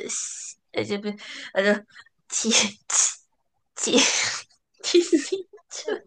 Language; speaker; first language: Chinese; non-native, learner; Indonesian